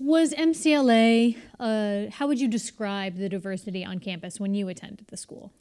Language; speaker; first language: English; native; English